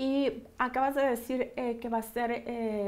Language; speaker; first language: Spanish; native; Spanish